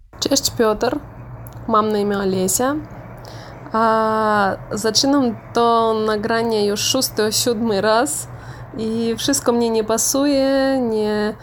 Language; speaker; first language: Polish; non-native, learner; Russian